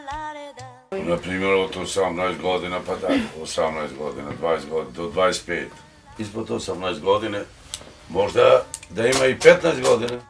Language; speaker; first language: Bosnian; non-native, local second language; Romany